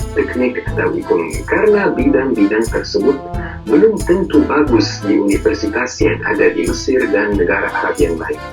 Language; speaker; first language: Indonesian; non-native, fluent; Arabic